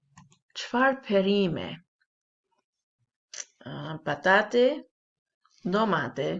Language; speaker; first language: Albanian; non-native, learner; English